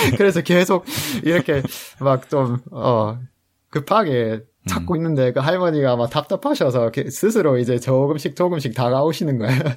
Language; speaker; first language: Korean; non-native, fluent; English